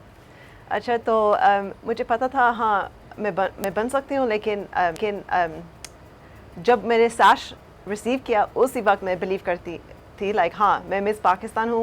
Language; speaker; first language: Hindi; early bilingual, heritage; Hindi